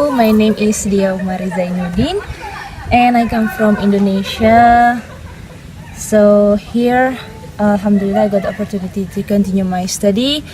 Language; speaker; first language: English; non-native, fluent; Indonesian